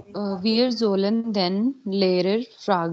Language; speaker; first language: German; non-native, learner; Hindi